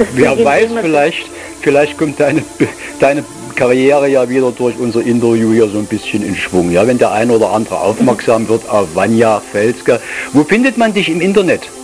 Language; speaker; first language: German; native; German